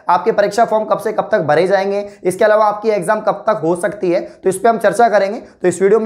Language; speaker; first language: Hindi; native; Hindi